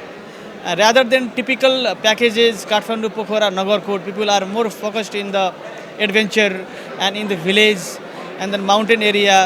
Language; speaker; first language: English; non-native, fluent; Nepali